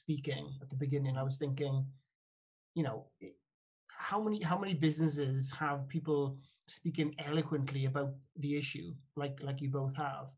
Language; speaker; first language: English; native; English